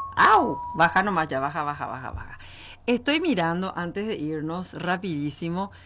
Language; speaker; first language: Spanish; native; Spanish